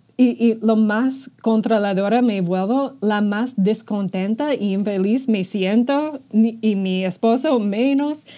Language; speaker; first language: Spanish; non-native, fluent; English